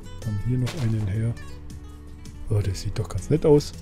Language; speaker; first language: German; native; German